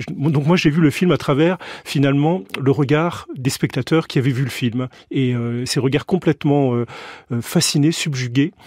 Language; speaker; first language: French; native; French